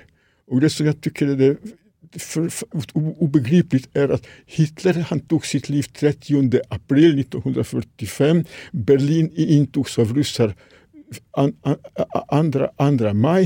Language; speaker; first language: Swedish; non-native, fluent; Serbian